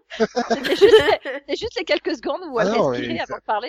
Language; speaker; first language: French; native; French